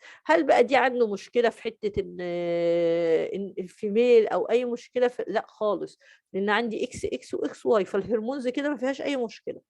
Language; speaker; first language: Arabic; native; Arabic